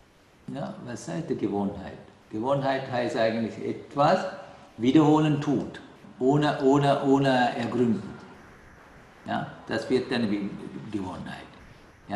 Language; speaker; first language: German; non-native, learner; Sinhala